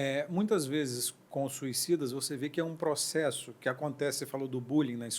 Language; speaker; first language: Portuguese; native; Portuguese